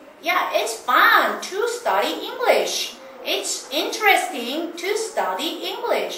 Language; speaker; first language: English; non-native, fluent; Korean